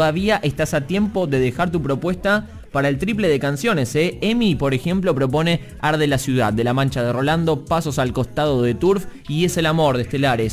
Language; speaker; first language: Spanish; native; Spanish